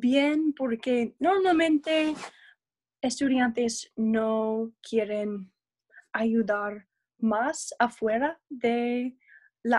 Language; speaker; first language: Spanish; non-native, learner; English